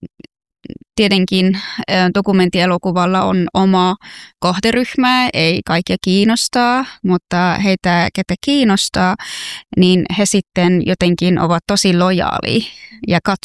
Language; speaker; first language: Finnish; non-native, fluent; Persian